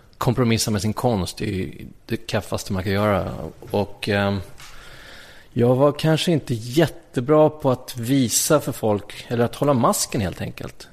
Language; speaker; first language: Swedish; native; Swedish